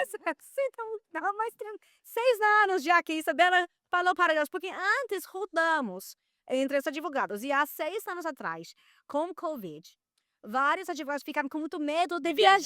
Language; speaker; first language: Portuguese; non-native, fluent; Spanish